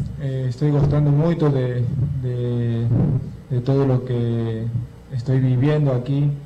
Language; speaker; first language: Portuguese; non-native, learner; Spanish